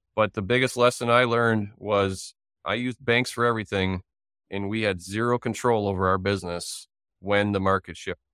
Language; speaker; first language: English; native; English